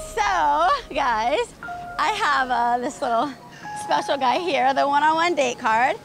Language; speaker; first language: English; native; English